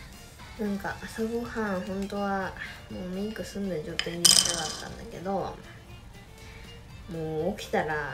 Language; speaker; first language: Japanese; native; Japanese